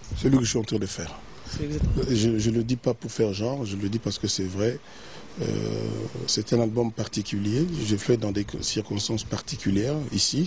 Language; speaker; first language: French; non-native, local second language; Lingala